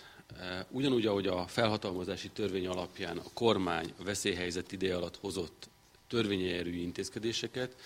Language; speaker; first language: Hungarian; native; Hungarian